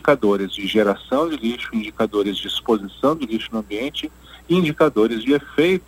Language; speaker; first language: Portuguese; native; Portuguese